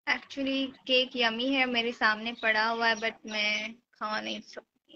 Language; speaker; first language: Hindi; native; Hindi